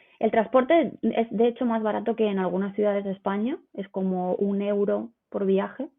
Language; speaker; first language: Spanish; native; Spanish